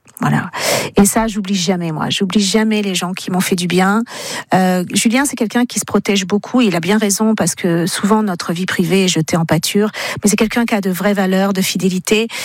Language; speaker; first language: French; native; French